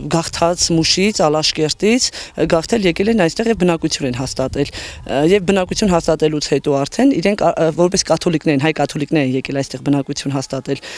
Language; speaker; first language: Armenian; native; Armenian